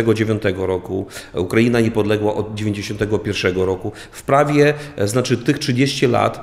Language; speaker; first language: Polish; non-native, fluent; Ukrainian